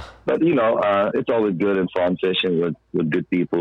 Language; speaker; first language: English; non-native, fluent; Ukrainian